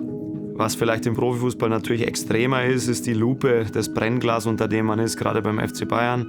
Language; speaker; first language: German; native; German